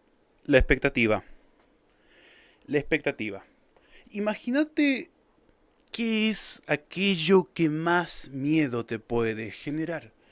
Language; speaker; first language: Spanish; native; Spanish